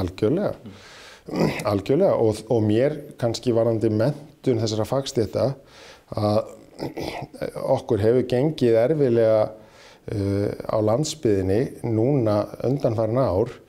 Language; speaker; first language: Icelandic; native; Icelandic